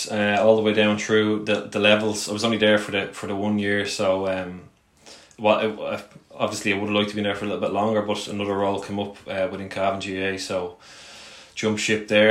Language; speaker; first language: English; native; English